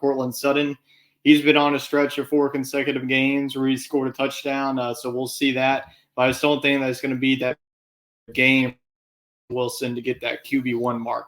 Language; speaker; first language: English; native; English